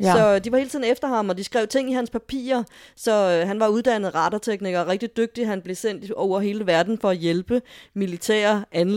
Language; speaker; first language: Danish; native; Danish